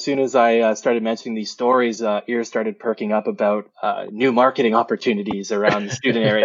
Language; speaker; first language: English; native; English